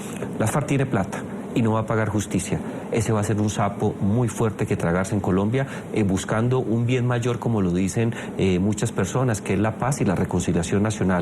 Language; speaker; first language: Spanish; native; Spanish